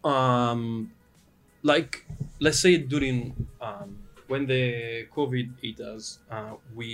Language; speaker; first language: English; non-native, fluent; Italian